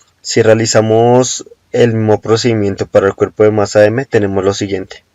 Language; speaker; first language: Spanish; native; Spanish